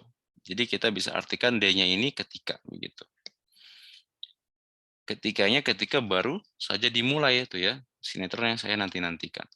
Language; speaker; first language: Indonesian; native; Indonesian